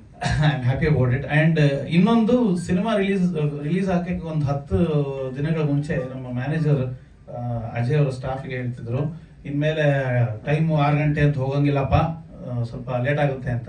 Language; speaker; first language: Kannada; native; Kannada